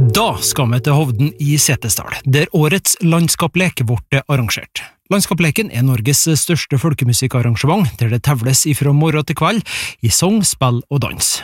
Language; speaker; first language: Norwegian; native; Norwegian